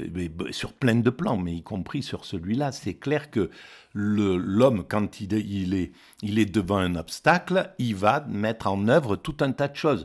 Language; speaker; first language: French; native; French